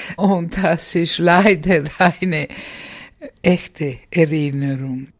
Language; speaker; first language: German; non-native, fluent; Italian